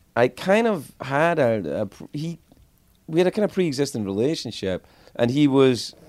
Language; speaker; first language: English; native; English